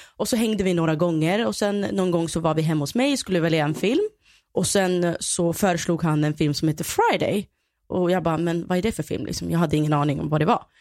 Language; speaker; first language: Swedish; early bilingual, other home language; Somali